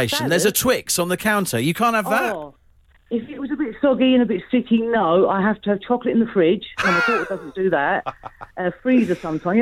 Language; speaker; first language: English; native; English